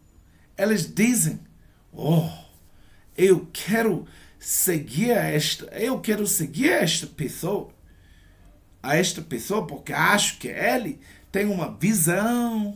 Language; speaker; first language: Portuguese; non-native, learner; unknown